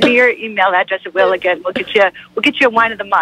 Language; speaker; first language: English; native; English